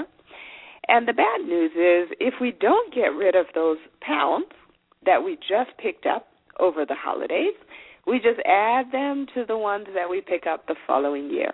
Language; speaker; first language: English; non-native, local second language; Shona